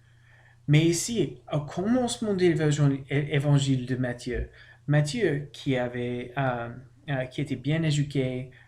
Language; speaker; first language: French; non-native, learner; English